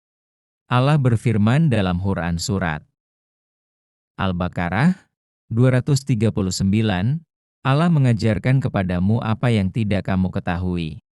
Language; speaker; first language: Indonesian; native; Indonesian